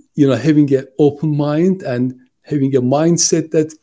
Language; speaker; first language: English; non-native, fluent; Turkish